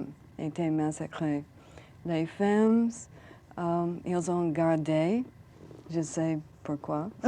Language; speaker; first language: French; non-native, learner; English